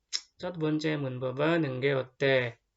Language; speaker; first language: Korean; non-native, fluent; Indonesian